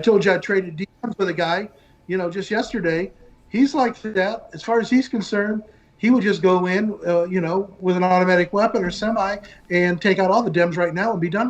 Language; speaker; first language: English; native; English